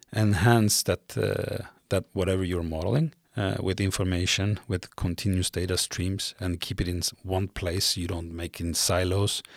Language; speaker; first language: English; non-native, fluent; Turkish